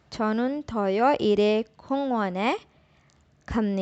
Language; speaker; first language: Korean; non-native, learner; Urdu